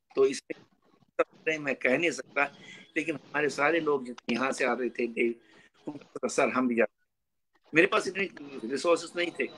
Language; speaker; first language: Hindi; native; Hindi